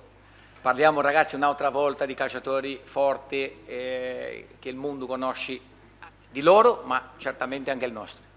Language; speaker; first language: Italian; non-native, fluent; Portuguese